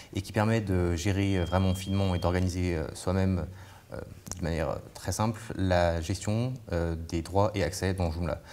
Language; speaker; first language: French; native; French